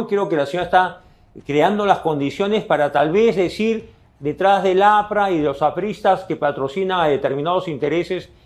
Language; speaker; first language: Spanish; native; Spanish